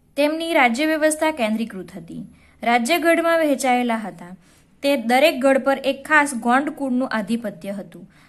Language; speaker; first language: Gujarati; native; Gujarati